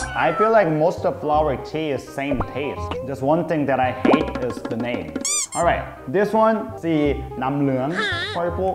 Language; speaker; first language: English; early bilingual, other home language; Korean